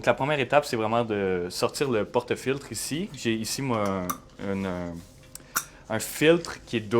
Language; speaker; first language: French; native; French